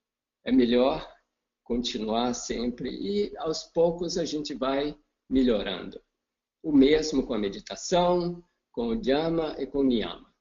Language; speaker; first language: Portuguese; non-native, fluent; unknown